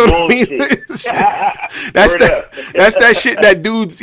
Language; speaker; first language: English; native; English